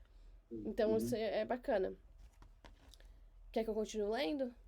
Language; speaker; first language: Portuguese; native; Portuguese